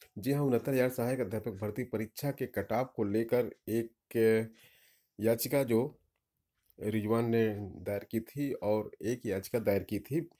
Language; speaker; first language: Hindi; native; Hindi